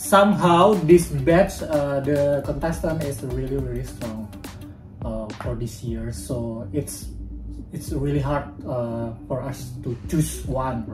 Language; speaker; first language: English; non-native, learner; Indonesian